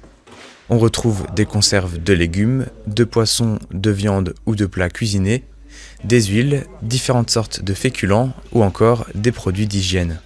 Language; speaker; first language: French; native; French